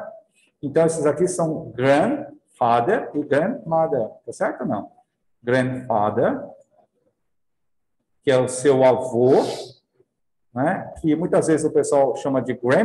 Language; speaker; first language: Portuguese; native; Portuguese